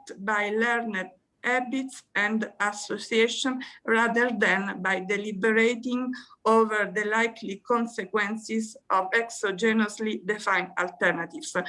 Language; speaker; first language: English; non-native, fluent; Italian